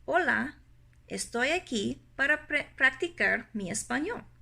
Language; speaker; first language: Spanish; non-native, fluent; English